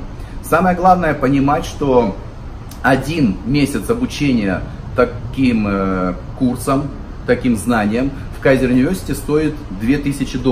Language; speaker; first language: Russian; native; Russian